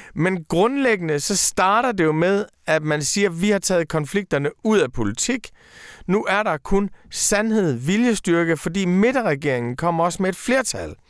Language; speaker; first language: Danish; native; Danish